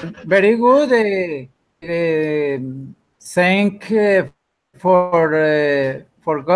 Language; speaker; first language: English; non-native, learner; Spanish